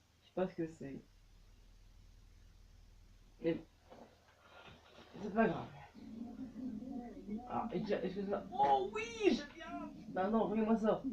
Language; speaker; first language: French; native; French